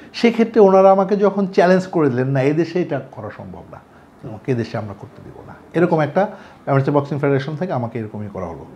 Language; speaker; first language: Bangla; native; Bangla